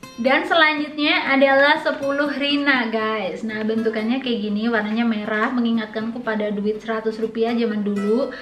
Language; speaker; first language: Indonesian; native; Indonesian